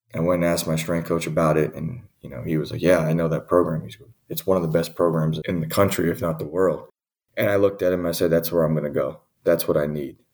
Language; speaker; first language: English; native; English